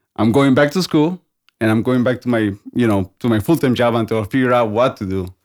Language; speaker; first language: English; non-native, fluent; Spanish